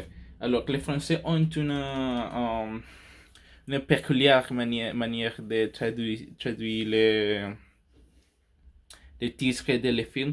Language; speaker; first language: French; non-native, learner; Spanish